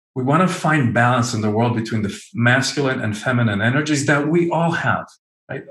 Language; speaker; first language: English; early bilingual, other home language; Spanish